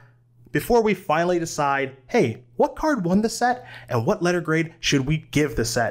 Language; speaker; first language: English; native; English